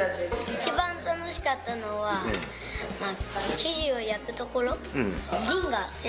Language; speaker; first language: Japanese; native; Japanese